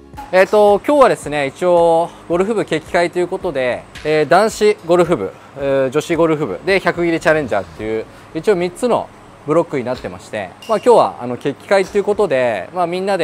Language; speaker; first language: Japanese; native; Japanese